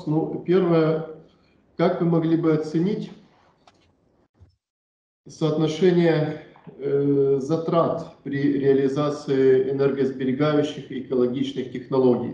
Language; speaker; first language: Russian; native; Russian